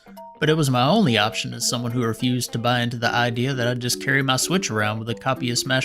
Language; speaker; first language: English; native; English